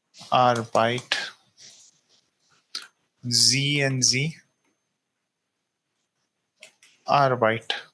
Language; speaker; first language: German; non-native, fluent; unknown